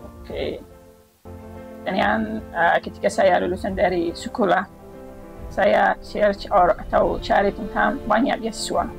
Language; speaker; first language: Indonesian; non-native, learner; Arabic